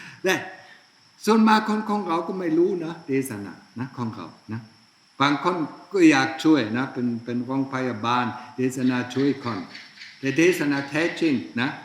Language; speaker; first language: Thai; non-native, fluent; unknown